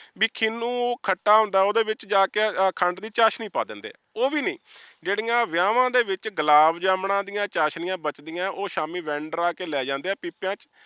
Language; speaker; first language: Punjabi; native; Punjabi